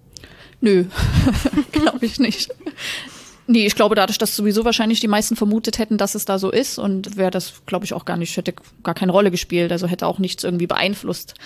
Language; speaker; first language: German; native; German